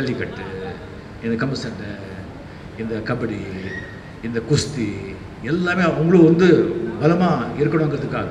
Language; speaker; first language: Tamil; non-native, fluent; Marathi